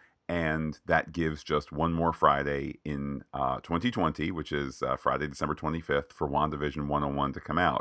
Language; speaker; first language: English; native; English